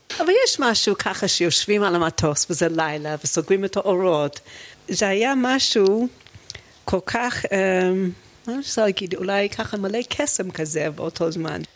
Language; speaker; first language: Hebrew; non-native, fluent; English